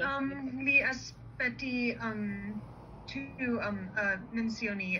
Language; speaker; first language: Italian; non-native, learner; English